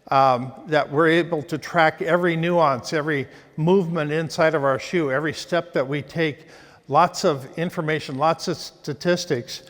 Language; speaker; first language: English; native; English